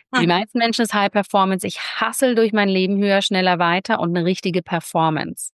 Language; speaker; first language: German; native; German